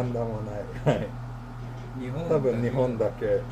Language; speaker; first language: Japanese; non-native, fluent; Swedish